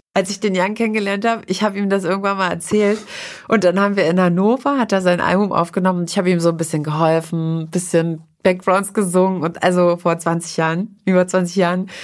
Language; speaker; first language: German; native; German